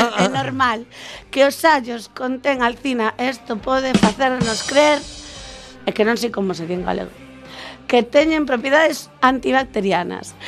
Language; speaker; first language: Galician; non-native, local second language; Spanish